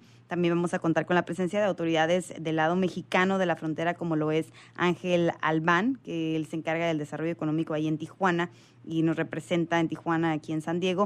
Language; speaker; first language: Spanish; native; Spanish